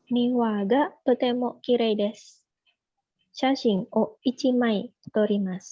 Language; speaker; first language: Japanese; non-native, fluent; Indonesian